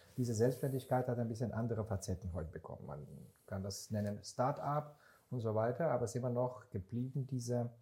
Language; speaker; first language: German; non-native, fluent; Hebrew